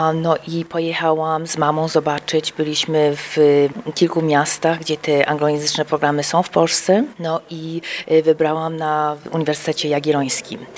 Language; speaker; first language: Polish; early bilingual, heritage; Polish